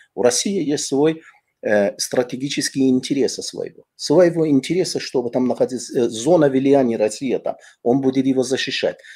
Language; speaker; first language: Russian; non-native, fluent; Azerbaijani